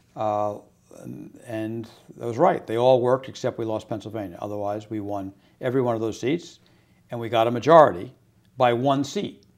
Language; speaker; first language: English; native; English